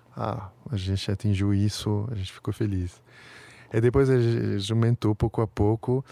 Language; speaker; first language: Portuguese; non-native, fluent; French